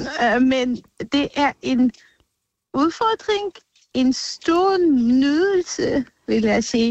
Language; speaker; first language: Danish; non-native, fluent; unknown